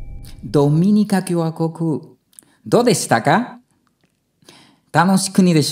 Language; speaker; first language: Japanese; non-native, fluent; Spanish